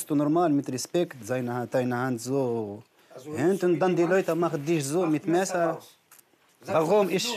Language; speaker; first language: German; non-native, learner; Arabic